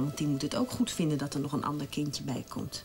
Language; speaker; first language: Dutch; native; Dutch